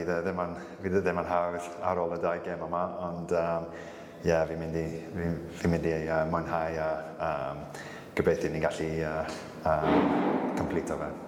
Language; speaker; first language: Welsh; non-native, local second language; English